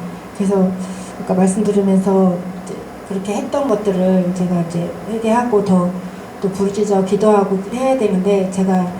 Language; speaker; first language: Korean; native; Korean